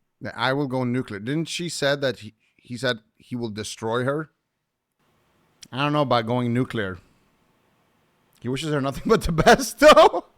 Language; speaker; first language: English; native; English